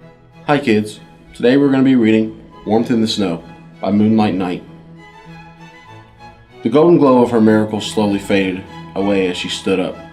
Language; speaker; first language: English; native; English